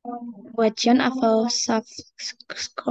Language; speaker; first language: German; non-native, learner; Indonesian